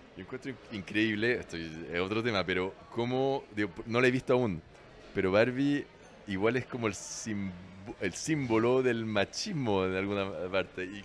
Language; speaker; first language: Spanish; non-native, fluent; French